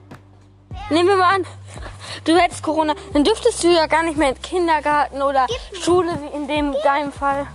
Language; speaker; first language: German; native; German